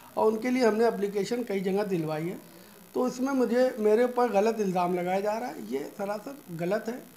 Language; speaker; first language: Hindi; native; Hindi